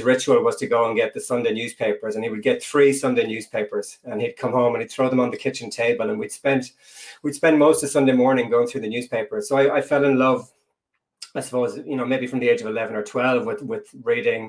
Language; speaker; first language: English; native; English